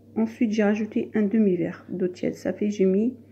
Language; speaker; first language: French; non-native, local second language; Arabic